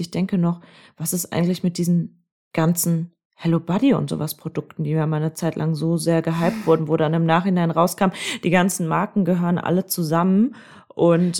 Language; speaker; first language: German; native; German